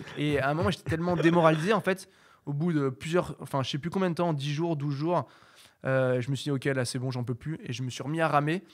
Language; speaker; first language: French; native; French